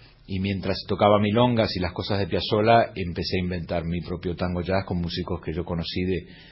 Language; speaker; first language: Spanish; native; Spanish